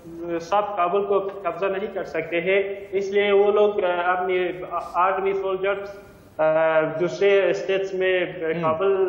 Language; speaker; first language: Hindi; non-native, learner; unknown